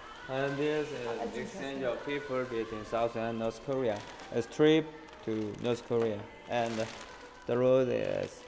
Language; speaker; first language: English; non-native, learner; Korean